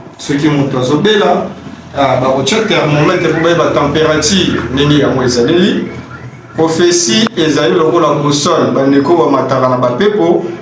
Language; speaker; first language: Lingala; non-native, local second language; Kongo